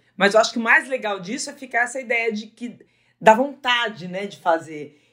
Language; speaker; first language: Portuguese; native; Portuguese